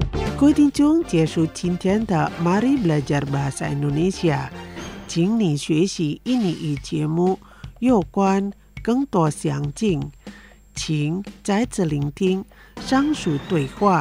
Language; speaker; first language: Chinese; early bilingual, heritage; Chinese